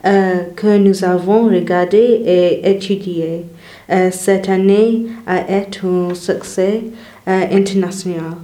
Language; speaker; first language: French; non-native, learner; English